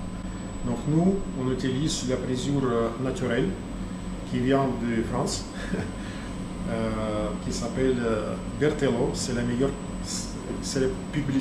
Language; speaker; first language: French; non-native, learner; Russian